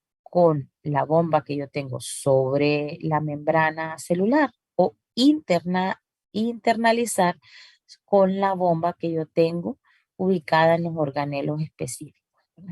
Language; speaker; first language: Spanish; native; Spanish